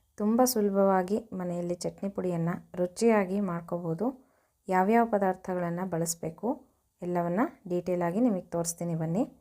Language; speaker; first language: Kannada; native; Kannada